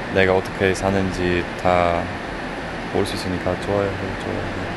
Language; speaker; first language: Korean; non-native, learner; English